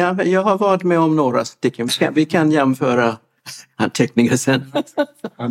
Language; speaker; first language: Swedish; non-native, fluent; English